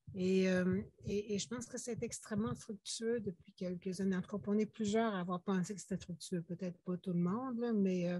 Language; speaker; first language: French; native; French